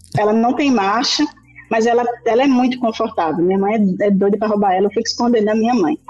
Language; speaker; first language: Portuguese; native; Portuguese